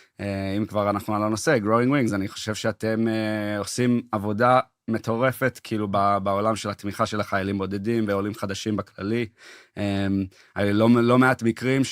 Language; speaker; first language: Hebrew; early bilingual, heritage; English